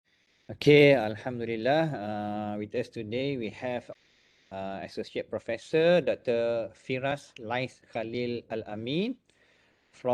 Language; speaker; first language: English; non-native, fluent; Malay